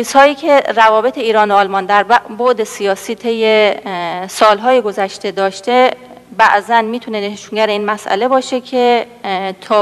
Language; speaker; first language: Persian; native; Persian